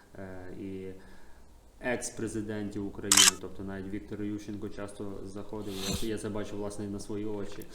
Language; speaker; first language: Ukrainian; native; Ukrainian